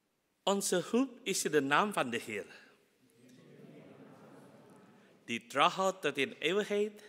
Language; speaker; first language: Dutch; non-native, fluent; Indonesian